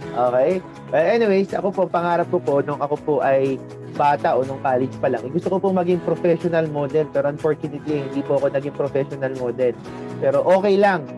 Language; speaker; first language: Filipino; non-native, local second language; Pangasinan